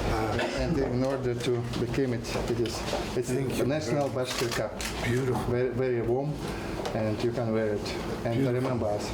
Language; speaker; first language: English; non-native, learner; Russian